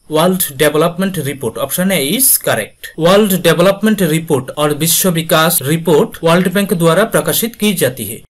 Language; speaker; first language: Hindi; non-native, local second language; Bangla